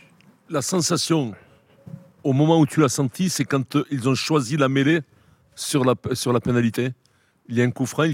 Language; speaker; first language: French; native; French